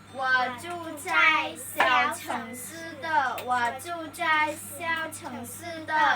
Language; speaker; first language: Chinese; non-native, learner; Khmer